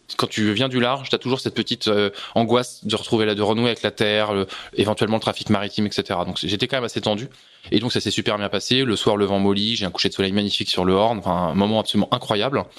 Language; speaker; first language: French; native; French